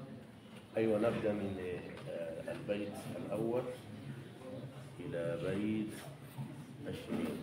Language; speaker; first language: Arabic; non-native, fluent; Swahili